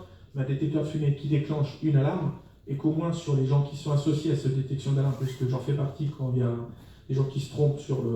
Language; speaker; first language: French; native; French